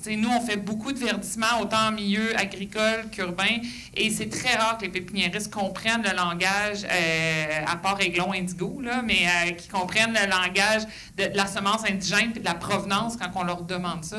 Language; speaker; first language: French; native; French